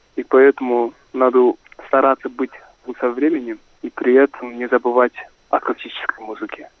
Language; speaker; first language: Russian; non-native, local second language; Kazakh